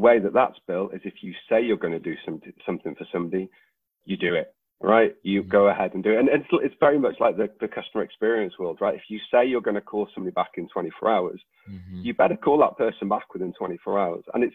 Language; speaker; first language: English; native; English